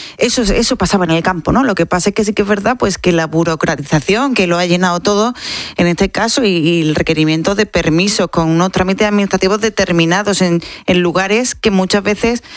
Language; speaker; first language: Spanish; native; Spanish